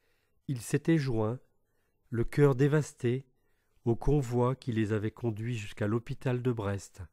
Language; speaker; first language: French; native; French